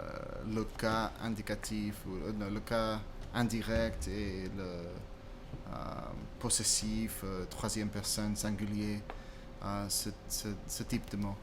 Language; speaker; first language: French; non-native, fluent; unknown